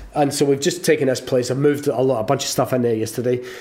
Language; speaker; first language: English; native; English